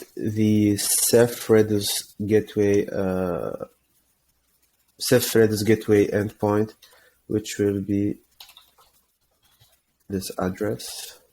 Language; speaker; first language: English; non-native, fluent; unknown